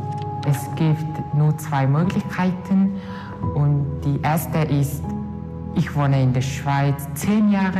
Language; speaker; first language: German; non-native, learner; Mongolian